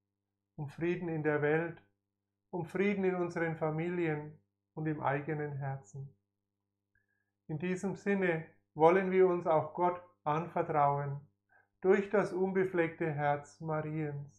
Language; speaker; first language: German; native; German